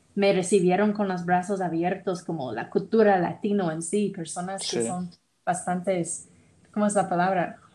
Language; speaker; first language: Spanish; non-native, fluent; English